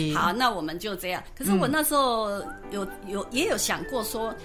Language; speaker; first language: Chinese; non-native, local second language; Min Nan Chinese